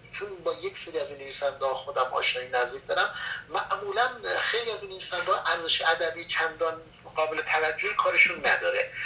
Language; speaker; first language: Persian; non-native, local second language; Kurdish